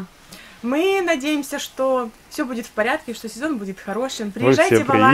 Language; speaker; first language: Russian; native; Russian